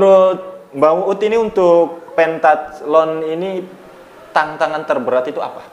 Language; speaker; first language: Indonesian; native; Indonesian